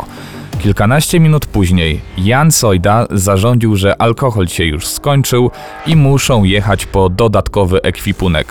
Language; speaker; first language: Polish; native; Polish